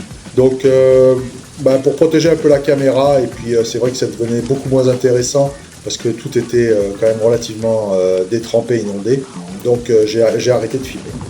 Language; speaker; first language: French; native; French